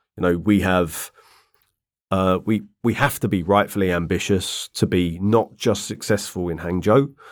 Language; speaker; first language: English; native; English